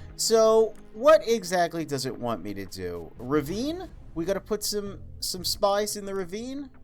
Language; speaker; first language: English; native; English